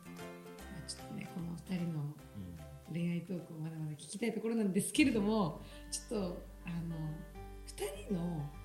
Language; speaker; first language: Japanese; native; Japanese